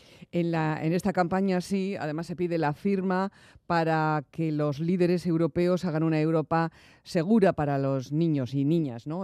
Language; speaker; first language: Spanish; native; Spanish